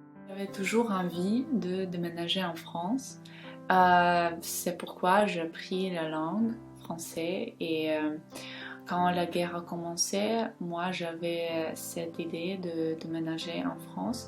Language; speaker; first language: French; non-native, fluent; Ukrainian